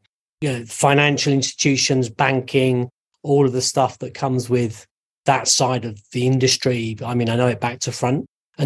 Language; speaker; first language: English; native; English